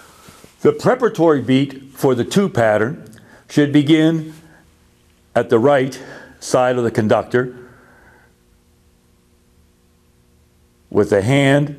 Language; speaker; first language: English; native; English